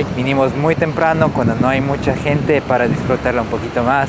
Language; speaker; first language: Spanish; native; Spanish